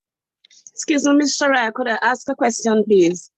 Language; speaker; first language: English; native; English